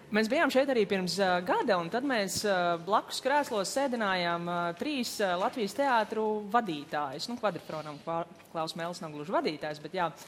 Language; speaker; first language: Latvian; native; Latvian